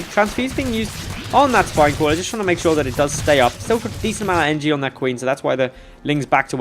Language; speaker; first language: English; native; English